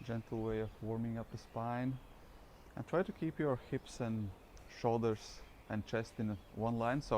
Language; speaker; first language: English; non-native, fluent; Latvian